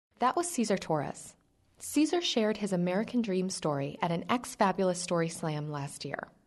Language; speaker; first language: English; native; English